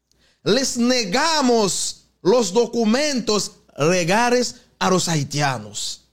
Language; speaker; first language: Spanish; non-native, fluent; Haitian Creole